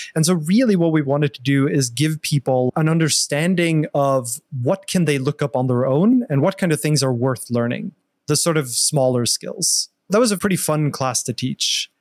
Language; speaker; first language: English; non-native, fluent; Norwegian